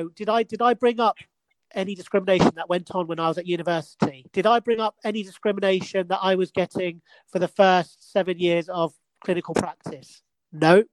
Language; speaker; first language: English; native; English